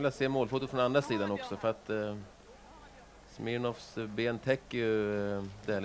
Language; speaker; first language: Swedish; native; Swedish